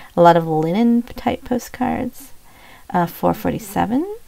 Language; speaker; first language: English; native; English